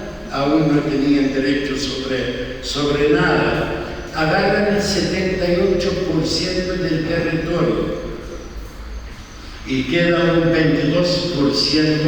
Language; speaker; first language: Spanish; non-native, fluent; Arabic